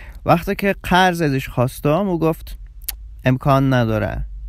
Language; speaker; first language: Persian; native; Persian